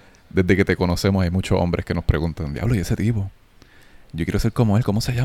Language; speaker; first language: Spanish; native; Spanish